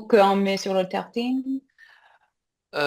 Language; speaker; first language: French; non-native, fluent; English